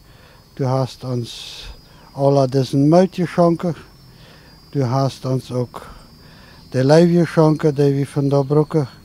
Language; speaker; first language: German; non-native, local second language; Plautdietsch